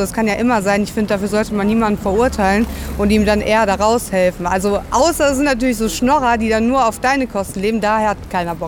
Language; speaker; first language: German; native; German